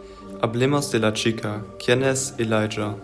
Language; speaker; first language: Spanish; non-native, learner; German